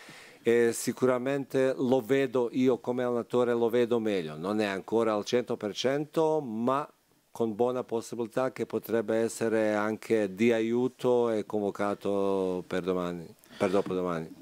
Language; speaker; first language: Italian; non-native, fluent; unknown